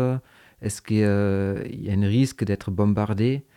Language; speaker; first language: French; native; French